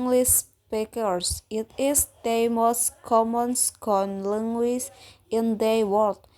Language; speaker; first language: English; non-native, learner; Indonesian